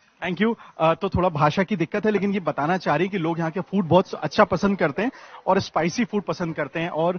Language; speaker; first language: Hindi; native; Hindi